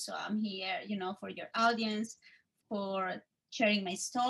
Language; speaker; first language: English; non-native, fluent; Spanish